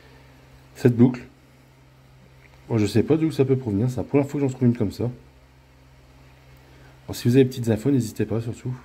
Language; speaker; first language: French; native; French